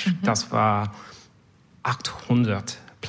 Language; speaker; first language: German; non-native, learner; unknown